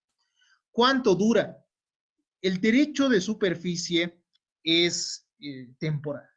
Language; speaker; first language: Spanish; native; Spanish